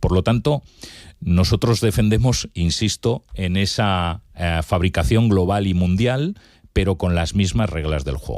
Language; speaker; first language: Spanish; native; Spanish